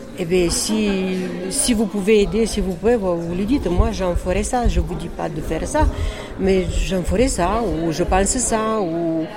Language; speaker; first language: French; non-native, fluent; Romanian